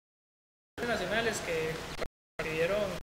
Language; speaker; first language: Spanish; native; Spanish